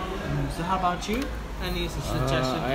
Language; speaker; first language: English; non-native, fluent; Cantonese